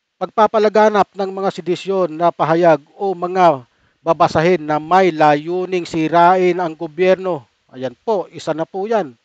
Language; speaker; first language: Filipino; native; Filipino